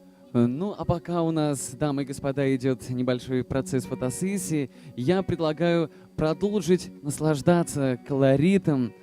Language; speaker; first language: Russian; native; Russian